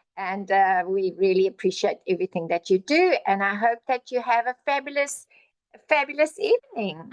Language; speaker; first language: English; non-native, local second language; Afrikaans